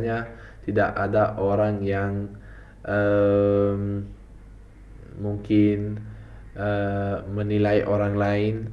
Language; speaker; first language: Indonesian; non-native, fluent; Italian